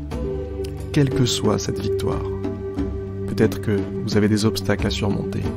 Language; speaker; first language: French; native; French